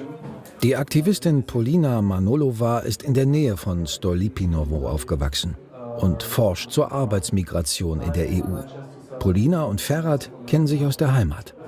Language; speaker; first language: German; native; German